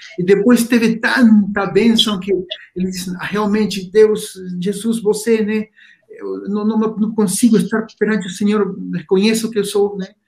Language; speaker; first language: Portuguese; non-native, fluent; Spanish